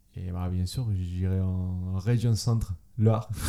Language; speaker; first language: French; non-native, fluent; Spanish